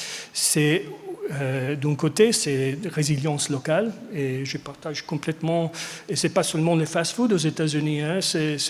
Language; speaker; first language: French; non-native, fluent; English